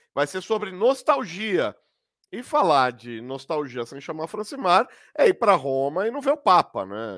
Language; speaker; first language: Portuguese; native; Portuguese